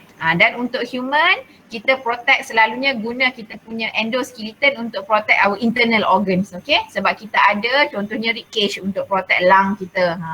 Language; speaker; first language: Malay; native; Malay